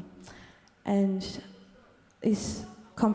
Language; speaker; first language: English; non-native, local second language; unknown